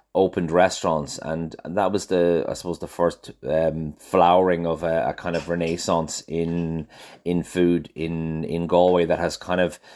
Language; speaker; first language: English; native; English